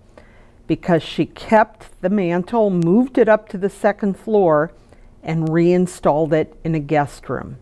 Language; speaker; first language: English; native; English